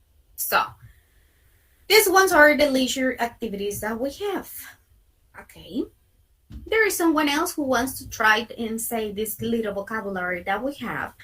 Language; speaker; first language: English; non-native, fluent; Spanish